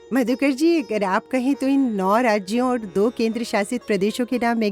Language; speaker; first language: Hindi; native; Hindi